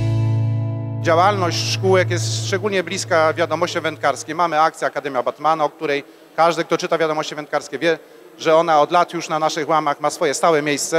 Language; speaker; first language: Polish; native; Polish